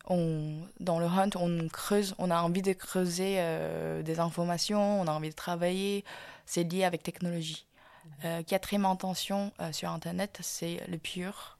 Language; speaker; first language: French; non-native, fluent; Korean